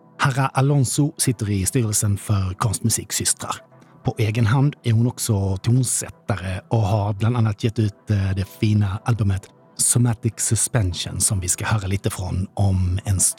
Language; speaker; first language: Swedish; native; Swedish